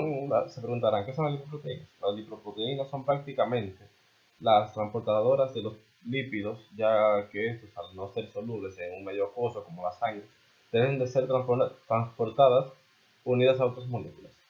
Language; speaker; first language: Spanish; native; Spanish